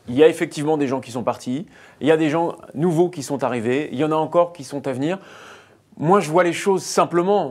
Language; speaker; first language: French; native; French